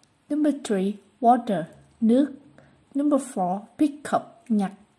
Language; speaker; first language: English; non-native, fluent; Vietnamese